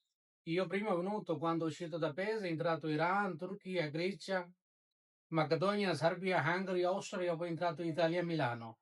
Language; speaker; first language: Italian; non-native, learner; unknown